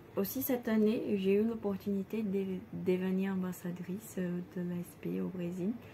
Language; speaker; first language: French; non-native, fluent; Portuguese